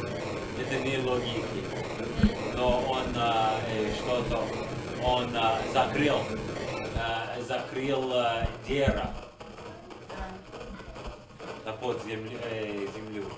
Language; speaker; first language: Russian; non-native, learner; English